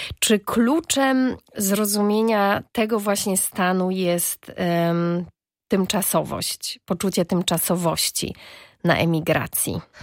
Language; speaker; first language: Polish; native; Polish